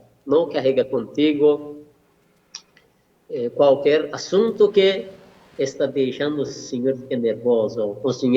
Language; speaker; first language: Portuguese; non-native, learner; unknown